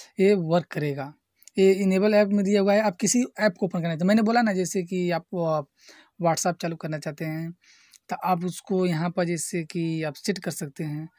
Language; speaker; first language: Hindi; native; Hindi